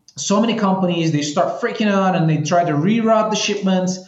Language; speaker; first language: English; non-native, fluent; Turkish